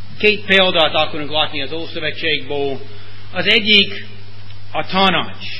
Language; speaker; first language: Hungarian; non-native, fluent; English